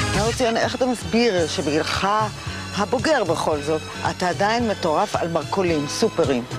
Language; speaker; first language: Hebrew; native; Hebrew